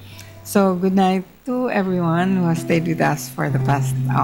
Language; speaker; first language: English; non-native, local second language; Filipino